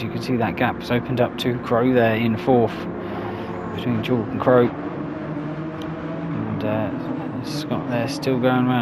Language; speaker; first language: English; native; English